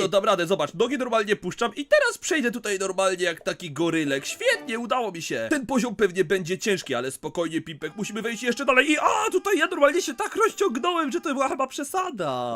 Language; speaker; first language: Polish; native; Polish